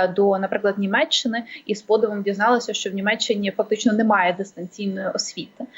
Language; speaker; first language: Ukrainian; native; Ukrainian